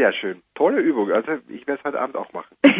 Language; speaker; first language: German; native; German